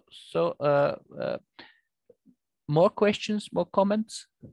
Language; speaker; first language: English; non-native, fluent; Bulgarian